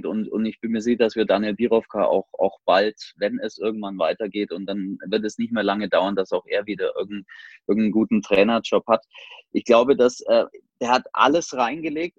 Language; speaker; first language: German; native; German